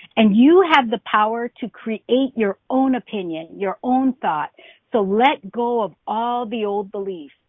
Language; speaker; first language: English; native; English